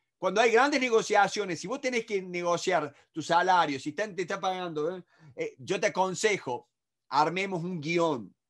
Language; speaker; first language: Spanish; native; Spanish